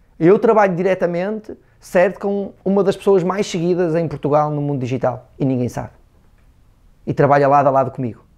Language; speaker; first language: Portuguese; native; Portuguese